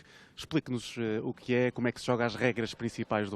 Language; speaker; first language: Portuguese; native; Portuguese